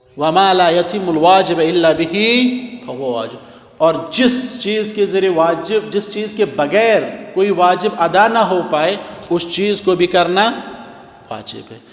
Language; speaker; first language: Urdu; non-native, local second language; Kashmiri